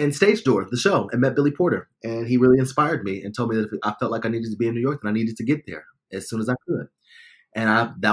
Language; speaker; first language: English; native; English